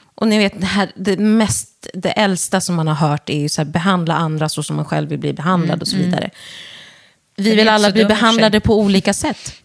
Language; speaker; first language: Swedish; early bilingual, other home language; Wolof